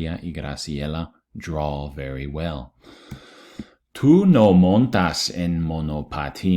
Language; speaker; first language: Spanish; non-native, fluent; English